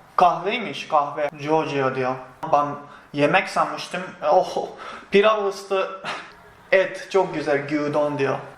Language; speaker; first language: Turkish; non-native, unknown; Japanese